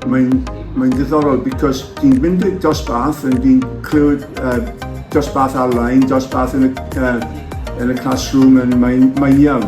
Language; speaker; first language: Welsh; non-native, local second language; English